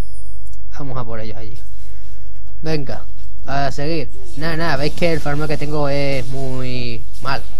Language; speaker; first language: Spanish; native; Spanish